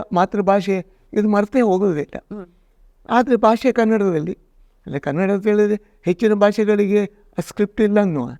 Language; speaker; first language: Kannada; non-native, local second language; Tulu